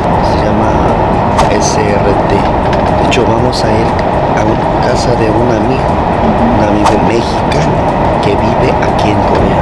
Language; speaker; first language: Spanish; non-native, fluent; Korean